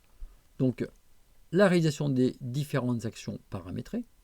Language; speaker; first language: French; native; French